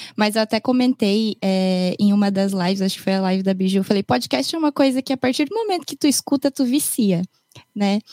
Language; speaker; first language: Portuguese; early bilingual, heritage; Japanese